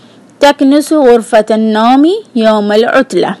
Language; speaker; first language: Arabic; non-native, fluent; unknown